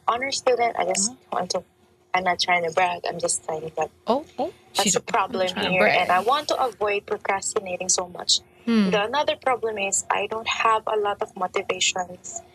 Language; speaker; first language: English; non-native, local second language; Filipino